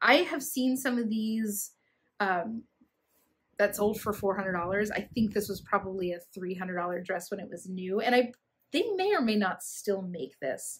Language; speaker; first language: English; native; English